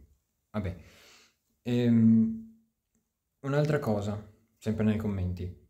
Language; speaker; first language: Italian; native; Italian